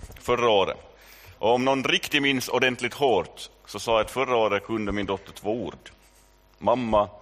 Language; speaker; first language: Swedish; native; Swedish